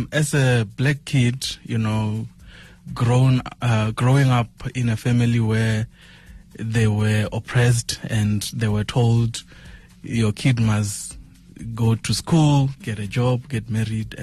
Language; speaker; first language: English; non-native, local second language; Venda